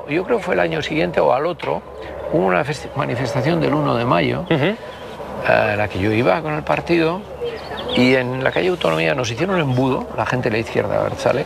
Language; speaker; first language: Spanish; native; Spanish